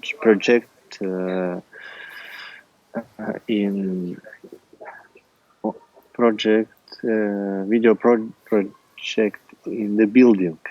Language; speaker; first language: English; non-native, learner; Russian